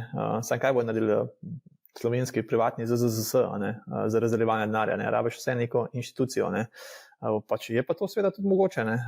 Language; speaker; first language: Slovenian; native; Slovenian